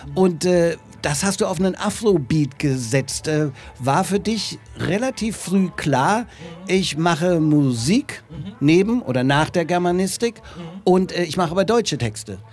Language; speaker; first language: German; native; German